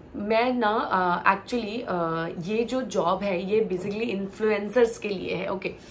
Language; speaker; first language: Hindi; non-native, local second language; Gujarati